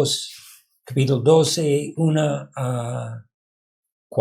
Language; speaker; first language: Spanish; non-native, learner; English